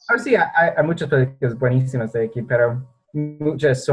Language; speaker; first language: Spanish; non-native, fluent; English